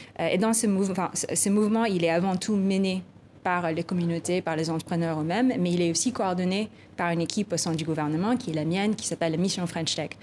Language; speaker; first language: French; non-native, fluent; Filipino